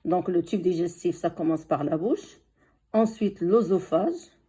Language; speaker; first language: French; non-native, local second language; Arabic